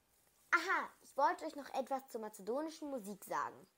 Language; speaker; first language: German; early bilingual, other home language; Macedonian